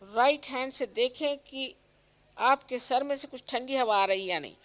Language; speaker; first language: Hindi; non-native, local second language; Marathi